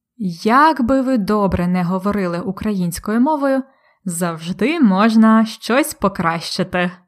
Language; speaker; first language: Ukrainian; native; Ukrainian